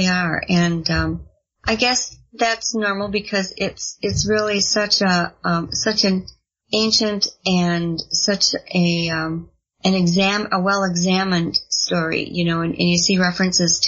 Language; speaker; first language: English; native; English